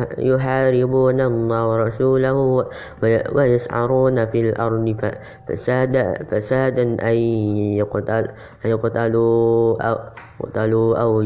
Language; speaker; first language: Arabic; non-native, learner; Indonesian